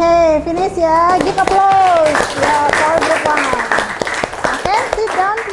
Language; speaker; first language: English; non-native, fluent; Indonesian